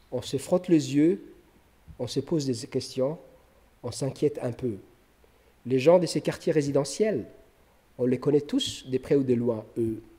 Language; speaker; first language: French; non-native, local second language; Somali